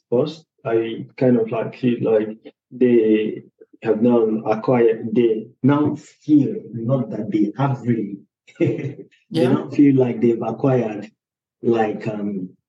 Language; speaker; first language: English; non-native, local second language; Igbo